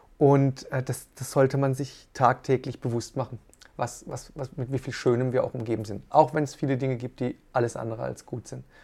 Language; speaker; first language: German; native; German